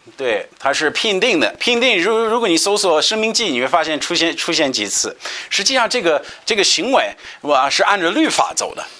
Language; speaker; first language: Chinese; non-native, fluent; English